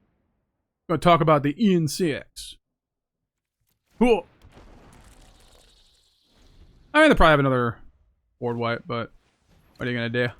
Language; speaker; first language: English; native; English